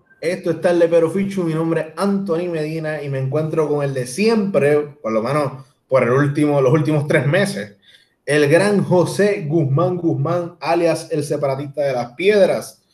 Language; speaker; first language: Spanish; native; Spanish